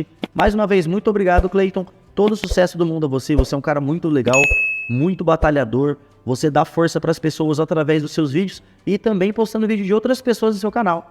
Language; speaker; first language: Portuguese; native; Portuguese